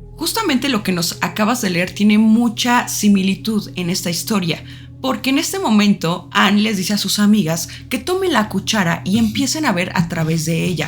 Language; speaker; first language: Spanish; native; Spanish